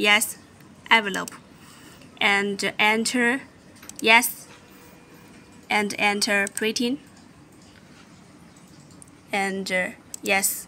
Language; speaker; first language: English; non-native, learner; Chinese